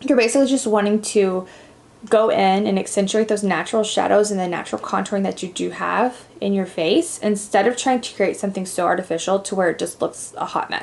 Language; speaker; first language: English; native; English